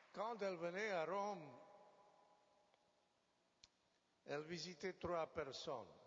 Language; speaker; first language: French; non-native, fluent; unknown